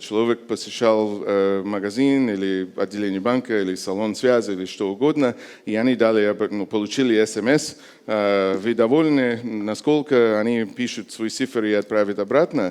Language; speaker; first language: Russian; non-native, fluent; English